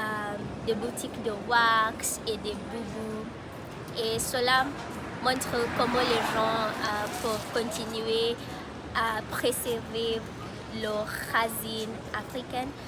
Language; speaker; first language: French; non-native, fluent; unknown